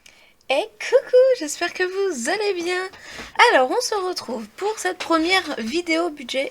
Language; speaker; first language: French; native; French